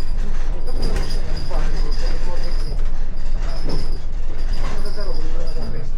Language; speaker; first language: Russian; native; Russian